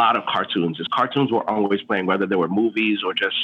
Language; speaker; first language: English; early bilingual, other home language; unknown